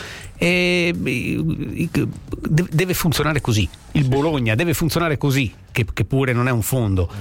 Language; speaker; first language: Italian; native; Italian